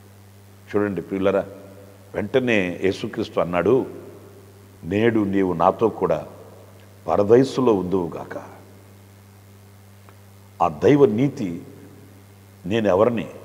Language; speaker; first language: Telugu; native; Telugu